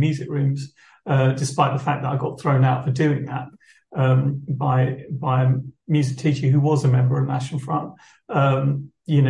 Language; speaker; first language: English; native; English